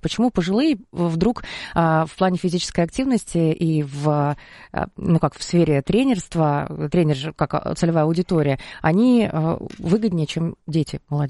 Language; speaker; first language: Russian; native; Russian